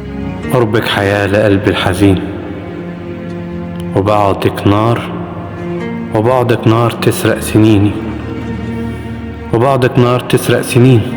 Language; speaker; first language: Arabic; native; Arabic